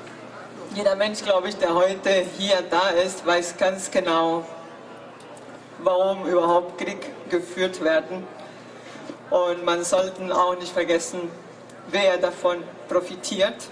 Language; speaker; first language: German; non-native, fluent; Spanish